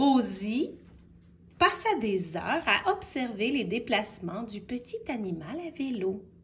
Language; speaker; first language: French; native; French